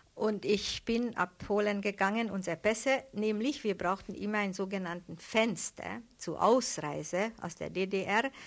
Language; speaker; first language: German; non-native, fluent; Hungarian